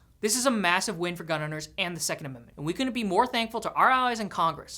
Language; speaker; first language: English; native; English